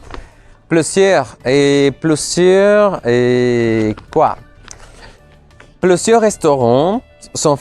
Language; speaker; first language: French; non-native, fluent; Spanish